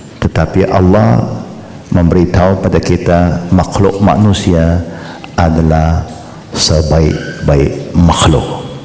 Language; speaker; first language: Malay; non-native, local second language; Chinese